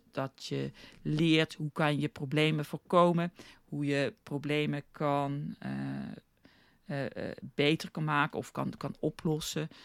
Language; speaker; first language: Dutch; early bilingual, heritage; Afrikaans